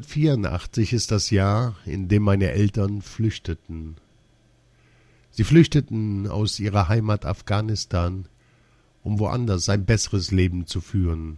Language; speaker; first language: German; early bilingual, other home language; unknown